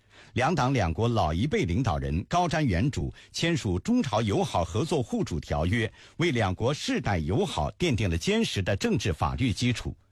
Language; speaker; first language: Chinese; native; Chinese